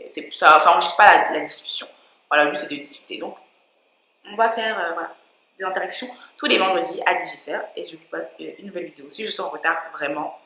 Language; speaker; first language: French; native; French